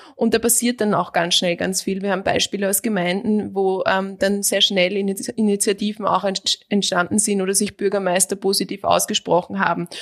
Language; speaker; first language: German; native; German